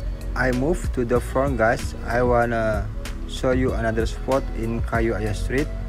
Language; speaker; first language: English; non-native, learner; Indonesian